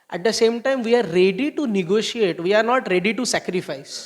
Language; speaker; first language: English; non-native, local second language; Marathi